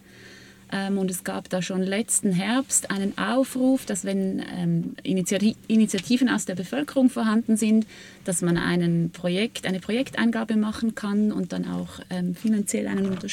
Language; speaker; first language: German; native; German